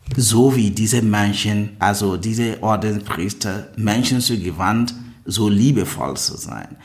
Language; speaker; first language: German; non-native, fluent; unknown